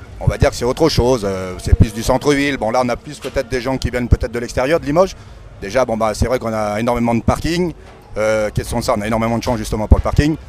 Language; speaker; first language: French; native; French